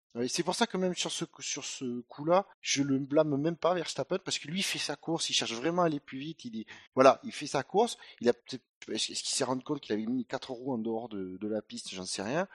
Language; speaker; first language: French; native; French